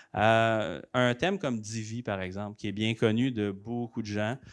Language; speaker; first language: French; native; French